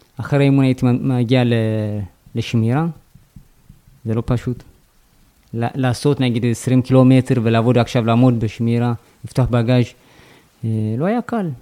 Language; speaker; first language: Hebrew; non-native, fluent; Amharic